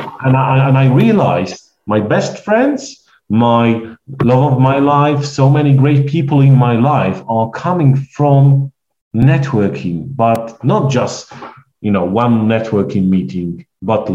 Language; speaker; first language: English; non-native, fluent; Polish